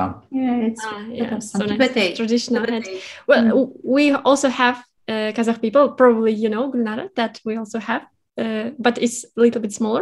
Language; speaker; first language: English; non-native, fluent; Kazakh